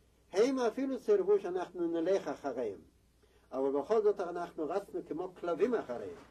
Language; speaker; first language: Hebrew; non-native, fluent; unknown